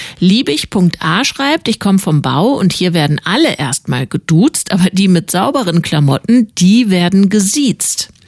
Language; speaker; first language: German; native; German